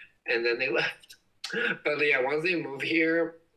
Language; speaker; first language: English; native; English